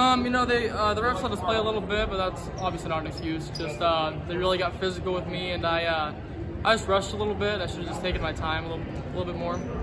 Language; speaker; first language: English; native; English